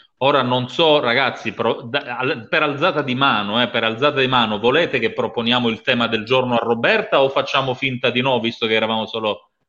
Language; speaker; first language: Italian; native; Italian